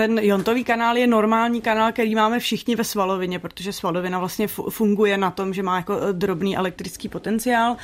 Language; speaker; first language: Czech; native; Czech